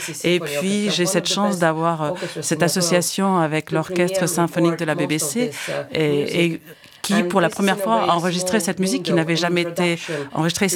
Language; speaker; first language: French; non-native, fluent; Ukrainian